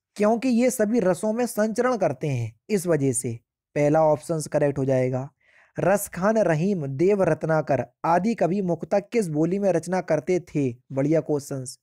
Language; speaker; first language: Hindi; native; Hindi